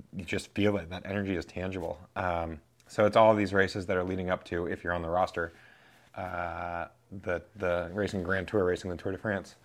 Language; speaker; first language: English; native; English